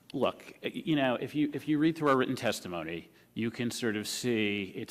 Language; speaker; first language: English; native; English